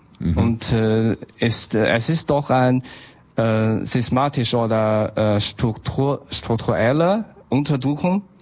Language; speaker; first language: German; non-native, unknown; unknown